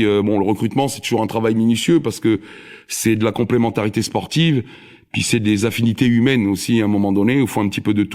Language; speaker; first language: French; native; French